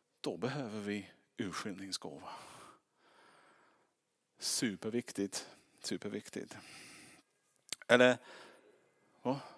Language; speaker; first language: Swedish; non-native, fluent; English